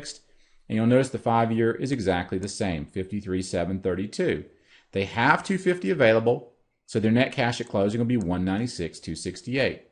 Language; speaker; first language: English; native; English